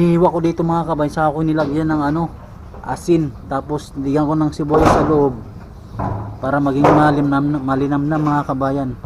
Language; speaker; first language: Filipino; non-native, local second language; Cebuano